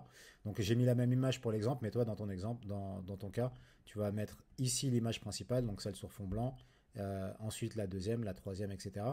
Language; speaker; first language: French; native; French